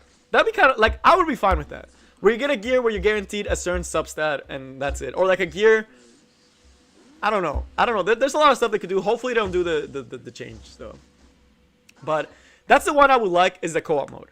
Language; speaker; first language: English; native; English